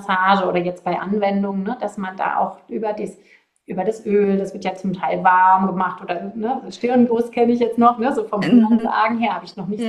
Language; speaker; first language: German; native; German